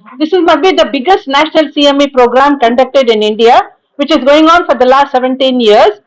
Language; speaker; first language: English; non-native, local second language; Tamil